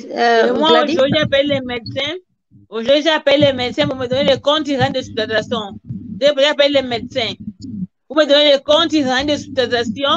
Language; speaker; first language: French; non-native, learner; Portuguese